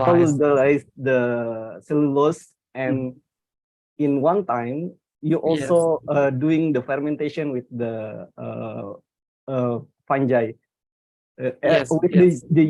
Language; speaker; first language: English; non-native, learner; Indonesian